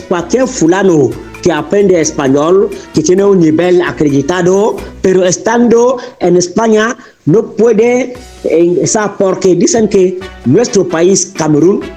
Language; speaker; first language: Spanish; non-native, fluent; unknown